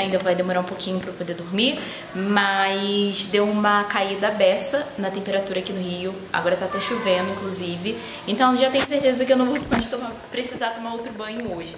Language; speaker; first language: Portuguese; native; Portuguese